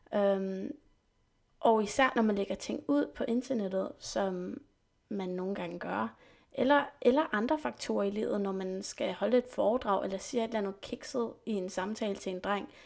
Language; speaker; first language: Danish; non-native, fluent; French